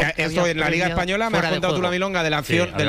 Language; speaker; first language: Spanish; native; Spanish